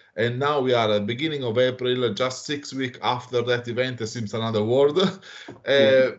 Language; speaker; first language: English; non-native, fluent; Italian